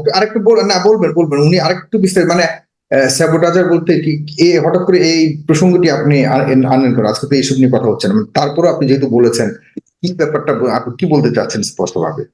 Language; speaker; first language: Bangla; native; Bangla